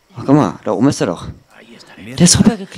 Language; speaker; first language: German; native; German